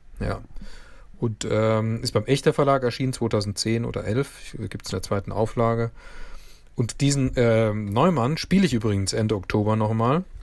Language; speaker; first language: German; native; German